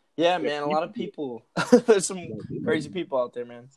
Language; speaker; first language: English; native; English